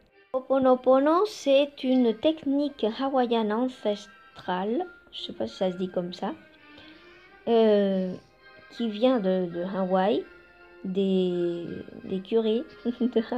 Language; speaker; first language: French; non-native, fluent; Spanish